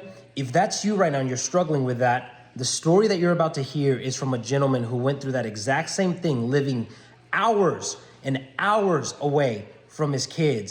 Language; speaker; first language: English; native; English